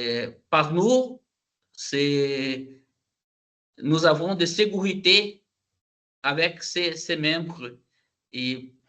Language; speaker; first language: French; non-native, learner; Portuguese